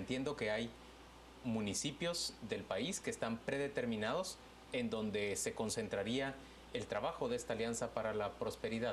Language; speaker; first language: Spanish; native; Spanish